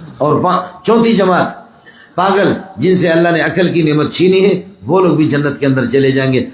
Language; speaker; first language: Urdu; non-native, local second language; Baluchi